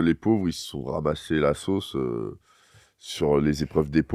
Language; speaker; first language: French; native; French